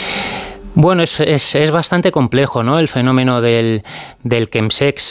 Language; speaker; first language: Spanish; native; Spanish